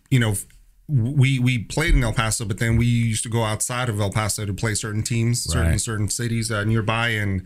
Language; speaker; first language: English; native; English